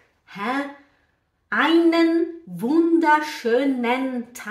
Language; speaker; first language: German; non-native, fluent; Portuguese